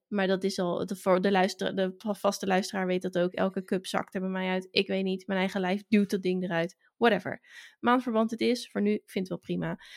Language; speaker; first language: Dutch; native; Dutch